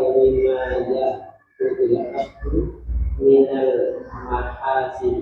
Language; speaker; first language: Arabic; non-native, learner; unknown